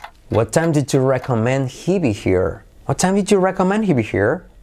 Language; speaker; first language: English; non-native, fluent; Spanish